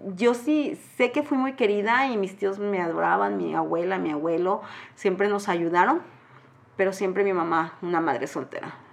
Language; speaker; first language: Spanish; native; Spanish